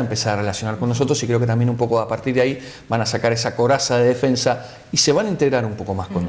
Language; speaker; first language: Spanish; native; Spanish